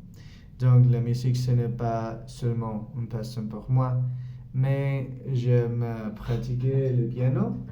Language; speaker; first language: French; non-native, learner; Spanish